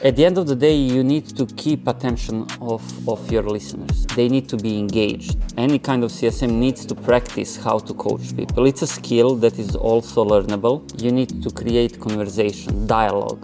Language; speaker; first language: English; non-native, fluent; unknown